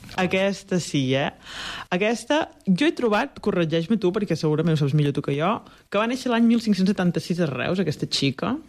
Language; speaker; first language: Catalan; native; Catalan